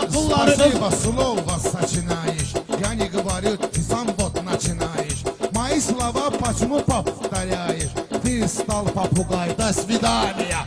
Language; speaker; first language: Russian; non-native, learner; Azerbaijani